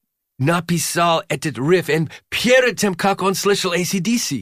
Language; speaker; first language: Russian; non-native, learner; English